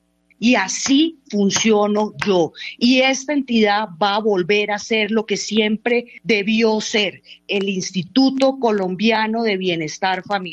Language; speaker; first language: Spanish; native; Spanish